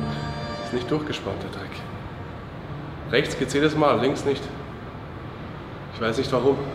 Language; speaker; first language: German; native; German